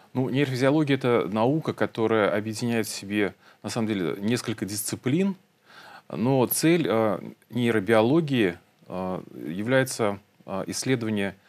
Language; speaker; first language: Russian; native; Russian